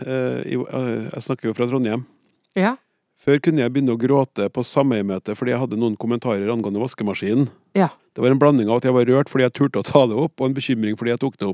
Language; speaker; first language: Norwegian; native; Norwegian